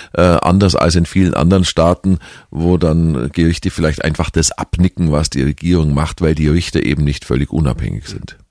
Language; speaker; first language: German; native; German